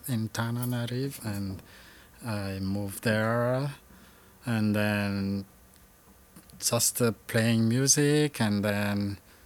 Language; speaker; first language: English; non-native, learner; Malagasy